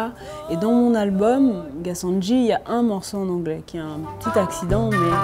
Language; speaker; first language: French; non-native, local second language; Lingala